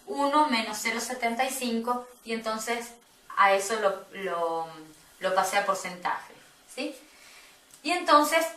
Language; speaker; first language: Spanish; native; Spanish